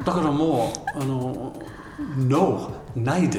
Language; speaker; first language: Japanese; non-native, learner; English